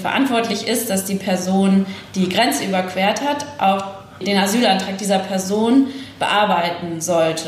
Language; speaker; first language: German; native; German